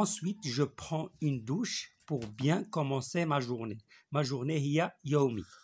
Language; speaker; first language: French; non-native, local second language; Arabic